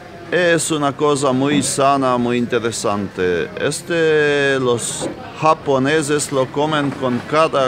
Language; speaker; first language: Spanish; non-native, fluent; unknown